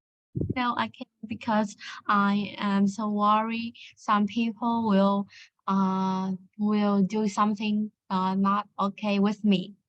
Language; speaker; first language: English; non-native, learner; Vietnamese